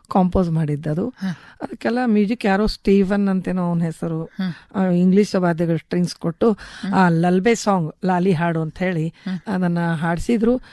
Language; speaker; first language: Kannada; native; Kannada